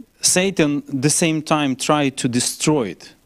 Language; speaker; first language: English; non-native, learner; Ukrainian